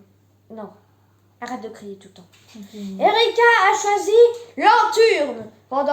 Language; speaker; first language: French; native; French